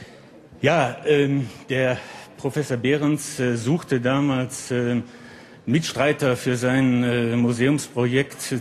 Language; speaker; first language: German; native; German